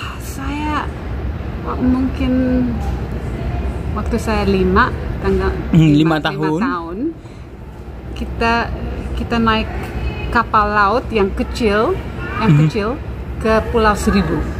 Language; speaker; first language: Indonesian; non-native, local second language; English